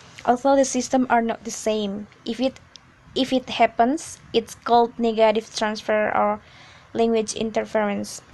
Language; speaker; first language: English; non-native, learner; Indonesian